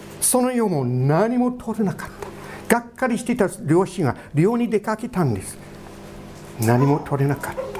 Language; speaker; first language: Japanese; non-native, fluent; English